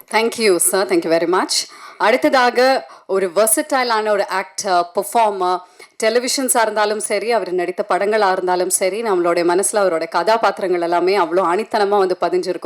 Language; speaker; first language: Tamil; native; Tamil